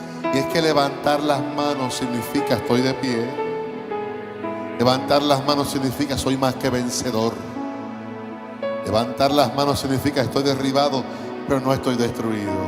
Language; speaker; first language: Spanish; native; Spanish